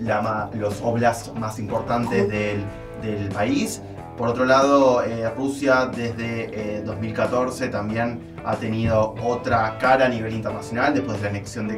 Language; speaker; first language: Spanish; native; Spanish